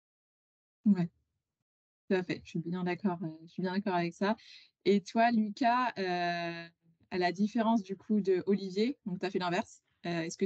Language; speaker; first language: French; native; French